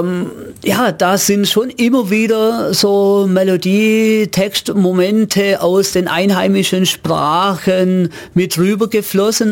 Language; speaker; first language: German; native; German